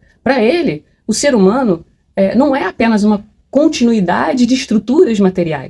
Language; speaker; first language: Portuguese; native; Portuguese